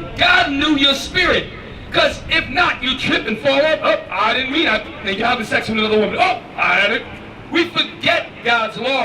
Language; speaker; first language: English; native; English